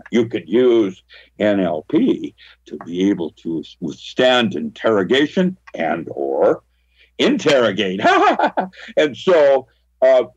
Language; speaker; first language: English; early bilingual, other home language; Filipino